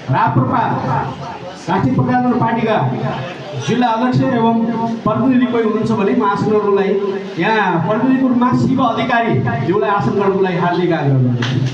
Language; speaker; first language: Nepali; native; Nepali